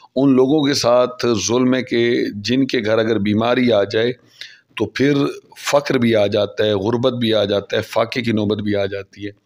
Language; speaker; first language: Urdu; non-native, local second language; Saraiki